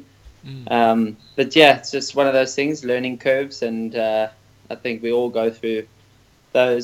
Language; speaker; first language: English; native; English